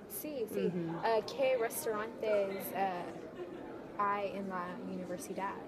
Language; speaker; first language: Spanish; non-native, learner; English